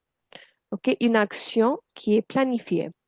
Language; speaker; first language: French; non-native, fluent; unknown